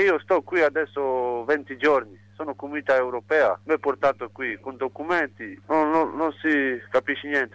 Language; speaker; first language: Italian; non-native, learner; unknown